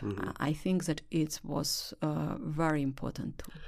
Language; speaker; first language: English; non-native, learner; Russian